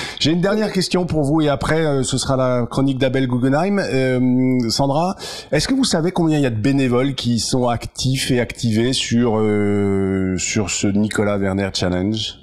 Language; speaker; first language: French; native; French